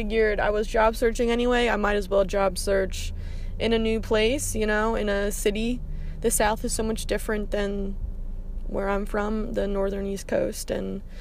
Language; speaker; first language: English; native; English